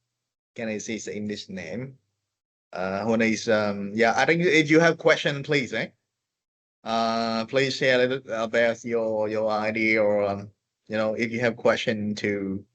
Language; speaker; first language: English; non-native, fluent; Vietnamese